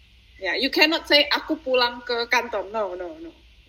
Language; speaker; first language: English; non-native, fluent; Indonesian